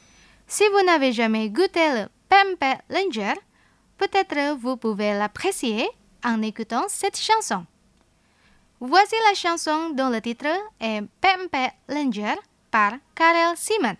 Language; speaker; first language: French; non-native, fluent; Indonesian